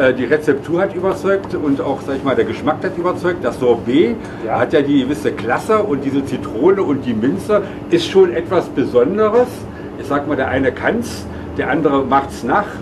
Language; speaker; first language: German; native; German